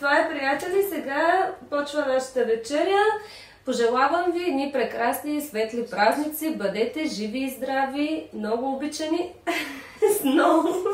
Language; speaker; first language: Bulgarian; native; Bulgarian